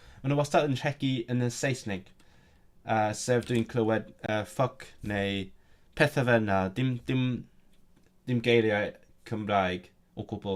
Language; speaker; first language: Welsh; non-native, learner; Cantonese